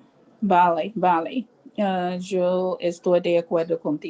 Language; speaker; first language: Spanish; non-native, learner; English